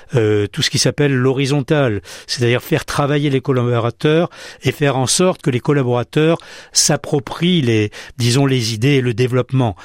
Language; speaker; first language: French; native; French